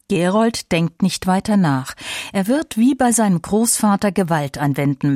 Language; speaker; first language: German; native; German